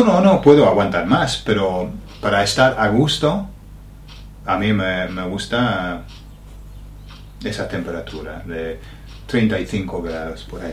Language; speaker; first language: Spanish; non-native, fluent; English